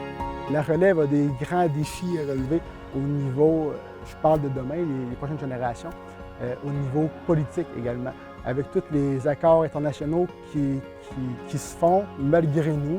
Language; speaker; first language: French; native; French